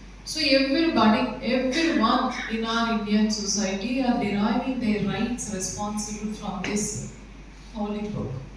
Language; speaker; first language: English; non-native, local second language; Telugu